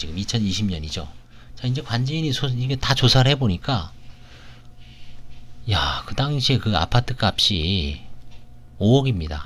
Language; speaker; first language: Korean; native; Korean